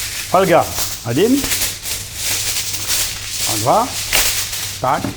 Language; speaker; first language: Russian; non-native, learner; French